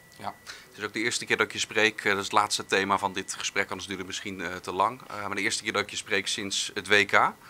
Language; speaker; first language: Dutch; native; Dutch